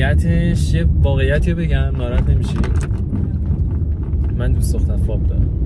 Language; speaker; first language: Persian; native; Persian